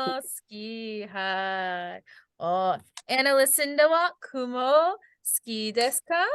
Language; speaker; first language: Japanese; non-native, fluent; English